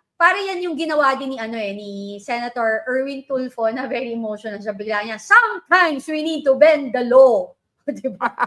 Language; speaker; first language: Filipino; native; Filipino